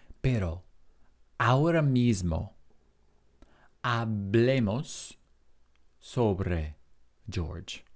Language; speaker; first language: Spanish; non-native, fluent; English